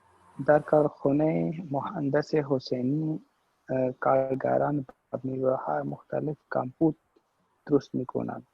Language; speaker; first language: Persian; non-native, learner; Urdu